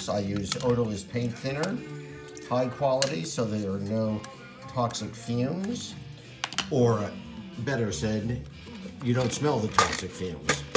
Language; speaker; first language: English; native; English